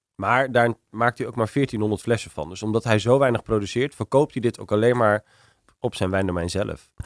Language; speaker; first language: Dutch; native; Dutch